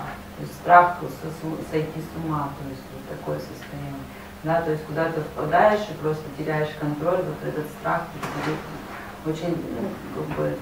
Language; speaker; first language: Russian; native; Russian